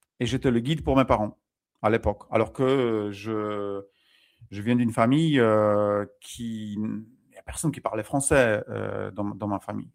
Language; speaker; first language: French; non-native, fluent; Polish